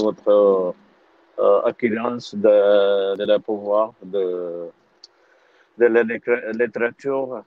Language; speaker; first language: French; non-native, learner; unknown